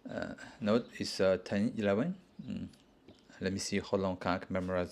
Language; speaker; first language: English; non-native, learner; Chinese